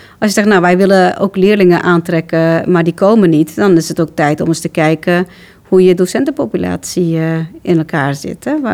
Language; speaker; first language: Dutch; early bilingual, other home language; Turkish